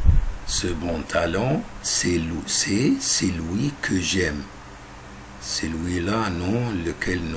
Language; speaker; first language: French; non-native, fluent; Arabic